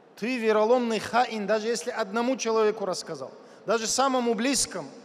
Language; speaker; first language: Russian; non-native, local second language; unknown